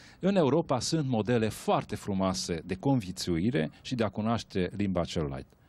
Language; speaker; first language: Romanian; non-native, local second language; Hungarian